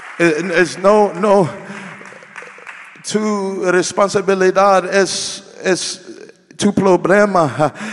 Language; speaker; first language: Spanish; non-native, learner; English